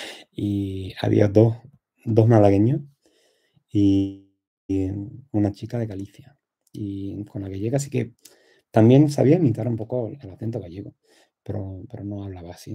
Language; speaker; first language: Spanish; non-native, fluent; English